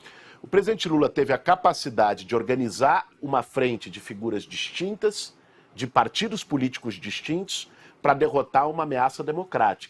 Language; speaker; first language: Portuguese; native; Portuguese